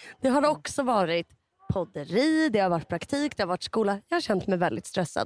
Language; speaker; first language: Swedish; native; Swedish